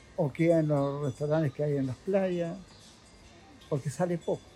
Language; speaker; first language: Spanish; native; Spanish